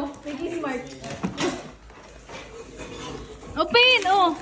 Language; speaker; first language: English; non-native, local second language; Filipino